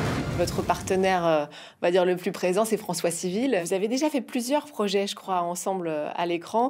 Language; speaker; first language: French; native; French